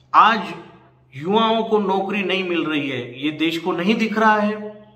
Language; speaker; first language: Hindi; non-native, local second language; Marathi